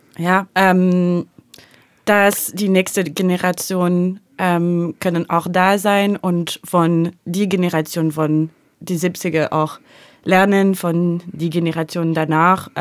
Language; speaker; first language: German; non-native, learner; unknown